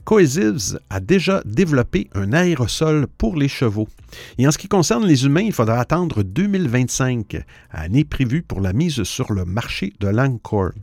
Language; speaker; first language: French; native; French